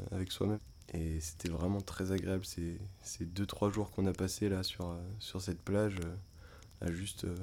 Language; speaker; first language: French; native; French